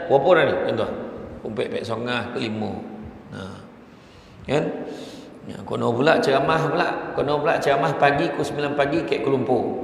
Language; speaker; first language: Malay; native; Malay